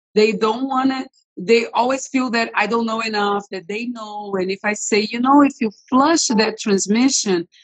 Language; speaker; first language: English; non-native, fluent; Portuguese